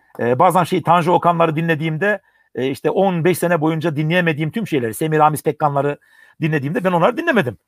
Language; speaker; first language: Turkish; early bilingual, heritage; Turkish